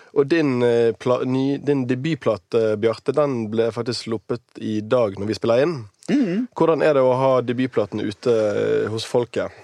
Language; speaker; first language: Norwegian; native; Norwegian